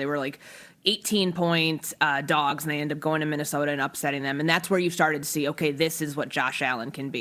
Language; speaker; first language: English; native; English